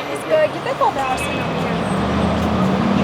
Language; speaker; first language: Armenian; native; Armenian